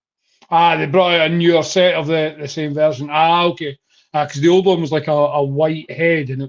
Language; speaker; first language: English; native; English